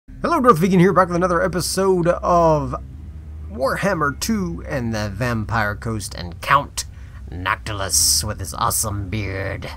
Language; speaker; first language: English; native; English